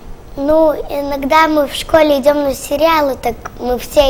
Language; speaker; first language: Russian; early bilingual, heritage; Russian